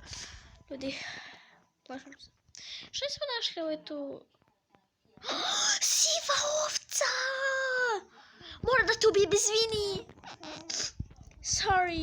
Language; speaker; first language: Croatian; early bilingual, heritage; Croatian